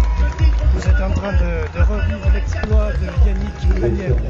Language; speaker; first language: French; native; French